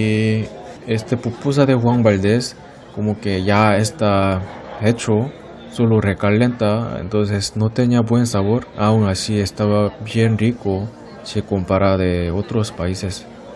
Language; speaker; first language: Spanish; non-native, learner; Korean